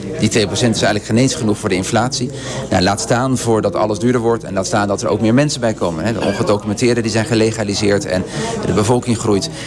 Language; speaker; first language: Dutch; non-native, local second language; Papiamento